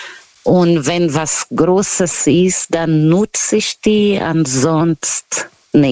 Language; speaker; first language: German; non-native, learner; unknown